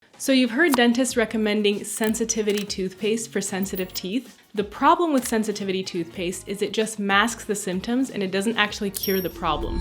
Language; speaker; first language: English; native; English